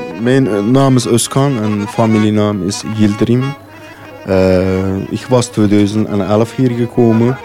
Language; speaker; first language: Dutch; non-native, learner; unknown